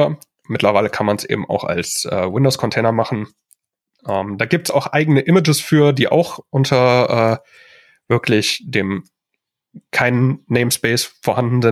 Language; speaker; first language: German; native; German